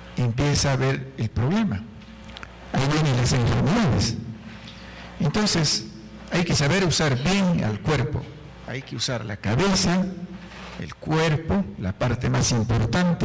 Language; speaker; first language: Spanish; non-native, local second language; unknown